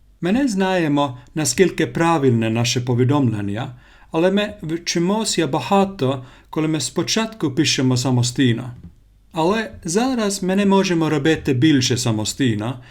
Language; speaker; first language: Ukrainian; non-native, learner; Finnish